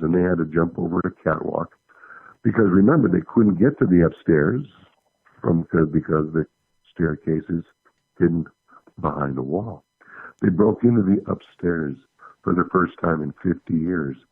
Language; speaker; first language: English; native; English